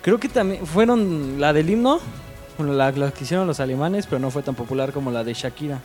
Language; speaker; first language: Spanish; native; Spanish